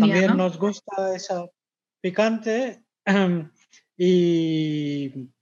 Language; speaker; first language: Spanish; non-native, fluent; Bangla